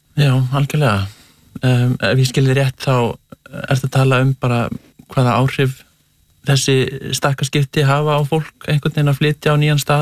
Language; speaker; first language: Icelandic; native; Icelandic